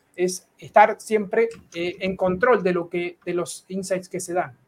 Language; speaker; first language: Spanish; native; Spanish